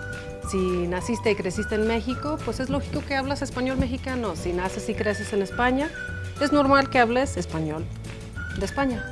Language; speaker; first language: Spanish; non-native, fluent; English